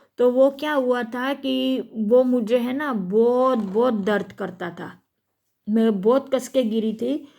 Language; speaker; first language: Hindi; non-native, local second language; Gujarati